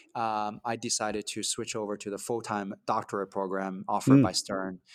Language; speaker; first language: English; early bilingual, other home language; Chinese